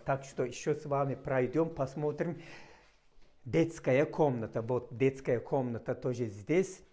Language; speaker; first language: Russian; non-native, learner; Turkish